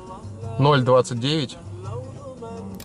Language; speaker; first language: Russian; native; Russian